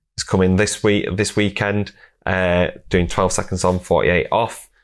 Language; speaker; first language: English; native; English